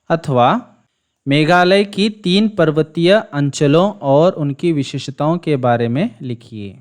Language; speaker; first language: Hindi; non-native, local second language; Kannada